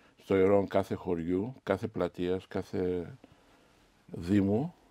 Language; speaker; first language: Greek; non-native, fluent; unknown